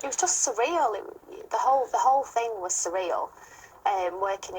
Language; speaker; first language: English; native; English